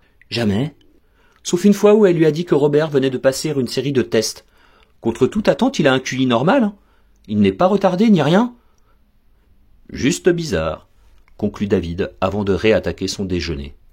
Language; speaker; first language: French; native; French